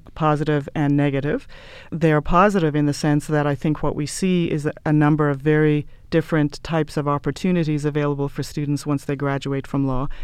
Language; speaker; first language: English; native; English